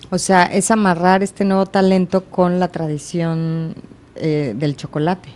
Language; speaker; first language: Spanish; native; Spanish